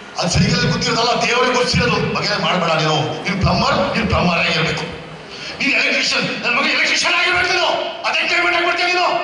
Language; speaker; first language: Kannada; non-native, local second language; Urdu